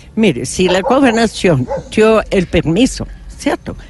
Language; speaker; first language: Spanish; non-native, fluent; German